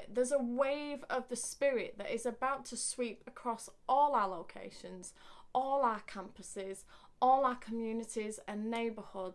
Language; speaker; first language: English; native; English